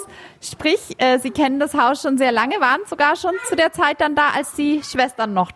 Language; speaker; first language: German; native; German